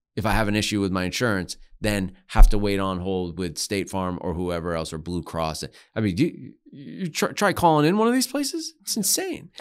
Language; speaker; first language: English; native; English